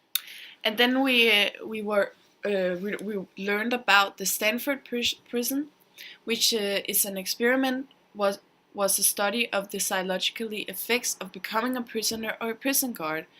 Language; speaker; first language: English; non-native, fluent; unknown